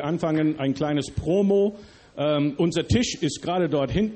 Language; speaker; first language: German; early bilingual, other home language; English